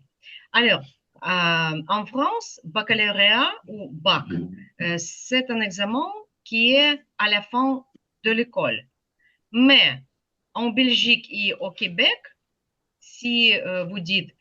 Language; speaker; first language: French; non-native, fluent; Ukrainian